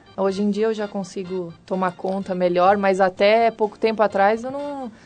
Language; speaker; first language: Portuguese; native; Portuguese